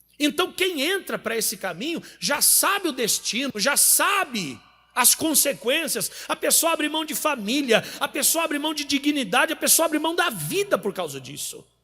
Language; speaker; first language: Portuguese; native; Portuguese